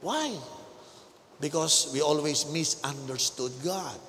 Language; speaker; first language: English; non-native, local second language; Filipino